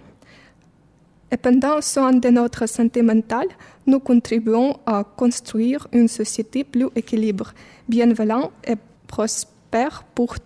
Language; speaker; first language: French; non-native, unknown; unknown